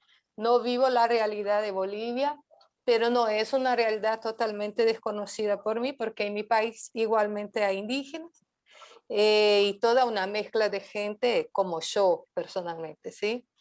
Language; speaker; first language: Spanish; non-native, fluent; Portuguese